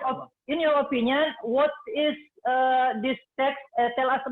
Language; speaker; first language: English; non-native, fluent; Indonesian